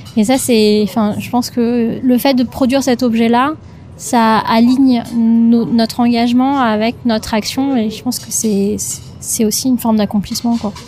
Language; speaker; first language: French; native; French